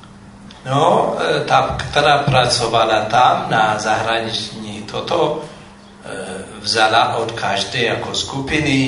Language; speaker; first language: Czech; non-native, fluent; Amharic